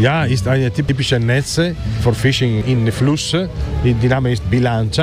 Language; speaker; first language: German; non-native, learner; Italian